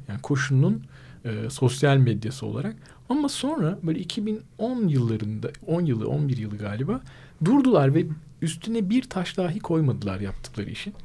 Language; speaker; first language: Turkish; native; Turkish